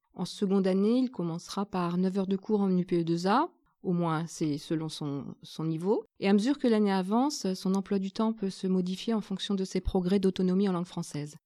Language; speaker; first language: French; native; French